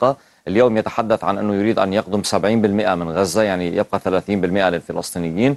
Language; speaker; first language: Arabic; native; Arabic